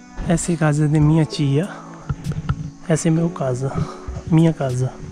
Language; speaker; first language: Portuguese; non-native, learner; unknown